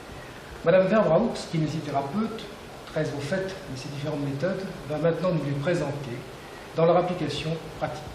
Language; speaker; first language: French; native; French